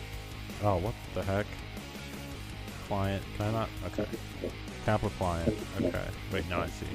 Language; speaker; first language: English; native; English